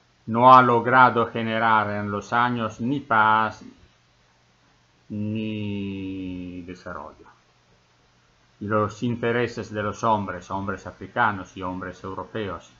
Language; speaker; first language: Spanish; non-native, fluent; Italian